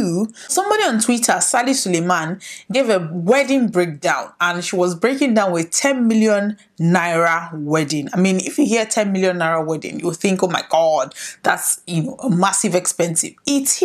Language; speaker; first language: English; non-native, local second language; Igbo